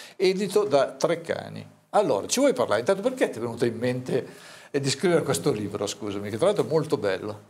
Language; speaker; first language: Italian; native; Italian